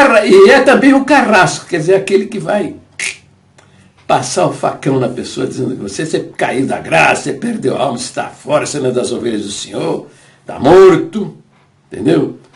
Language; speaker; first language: Portuguese; native; Portuguese